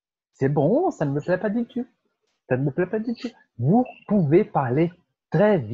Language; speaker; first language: French; non-native, fluent; Portuguese